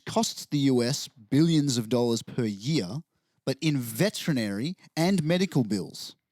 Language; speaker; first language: English; native; English